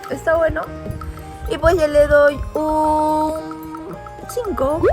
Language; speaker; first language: Spanish; native; Spanish